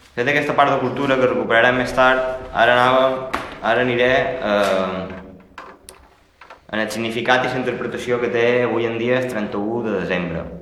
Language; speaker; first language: Catalan; native; Catalan